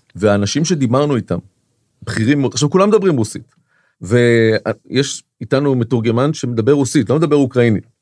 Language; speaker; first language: Hebrew; native; Hebrew